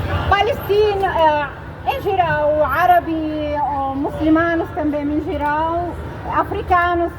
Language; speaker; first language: Portuguese; non-native, learner; Arabic